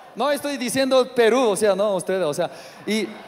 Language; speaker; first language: Spanish; non-native, learner; Korean